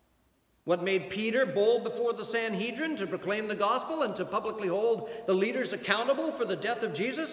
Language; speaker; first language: English; native; English